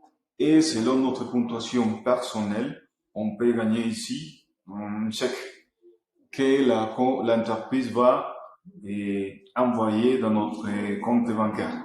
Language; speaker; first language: French; non-native, fluent; Spanish